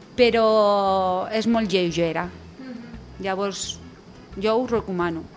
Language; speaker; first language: Catalan; non-native, local second language; Spanish